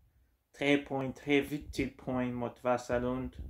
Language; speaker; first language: Swedish; non-native, learner; Portuguese